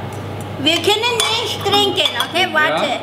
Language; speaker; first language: German; non-native, learner; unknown